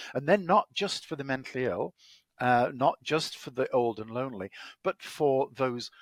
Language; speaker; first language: English; native; English